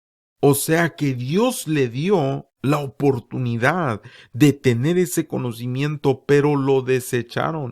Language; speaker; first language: Spanish; native; Spanish